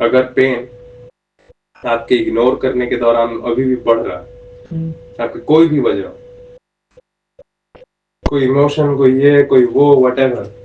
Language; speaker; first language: Hindi; native; Hindi